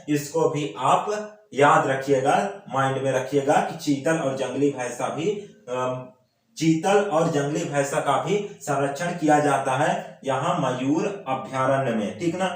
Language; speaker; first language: Hindi; native; Hindi